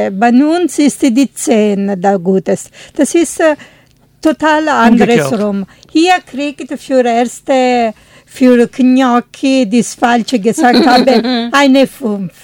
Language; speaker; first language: German; non-native, learner; Italian